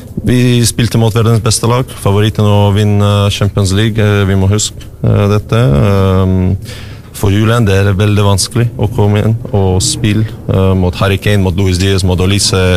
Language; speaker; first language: Norwegian; non-native, learner; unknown